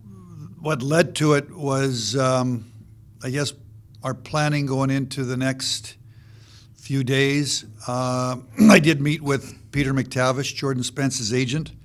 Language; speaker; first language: English; native; English